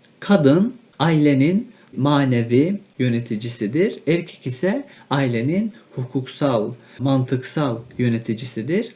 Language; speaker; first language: Turkish; native; Turkish